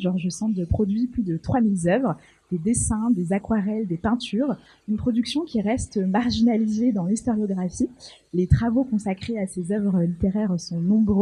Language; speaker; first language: French; native; French